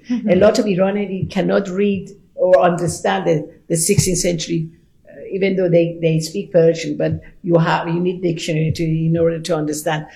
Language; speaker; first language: English; non-native, fluent; Persian